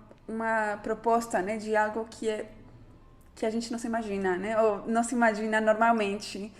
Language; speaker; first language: Portuguese; non-native, fluent; Spanish